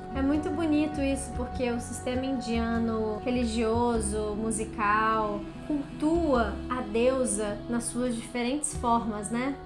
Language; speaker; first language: Portuguese; native; Portuguese